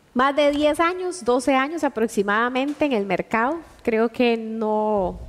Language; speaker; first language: Spanish; native; Spanish